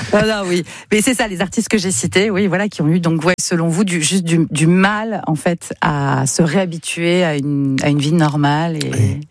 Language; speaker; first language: French; native; French